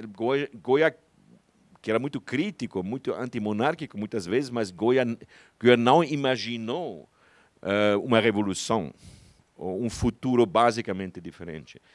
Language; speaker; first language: Portuguese; non-native, fluent; German